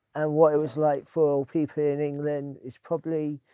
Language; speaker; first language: English; native; English